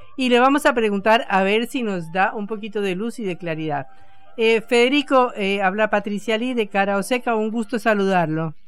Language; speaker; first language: Spanish; native; Spanish